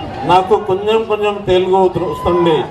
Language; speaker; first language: Telugu; non-native, learner; Hindi